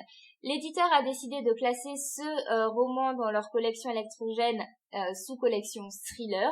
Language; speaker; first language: French; native; French